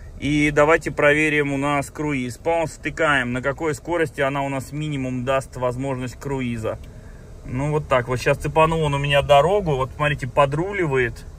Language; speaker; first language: Russian; native; Russian